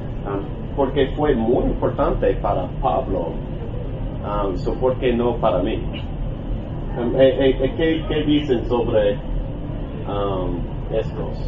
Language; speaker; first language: Spanish; non-native, learner; English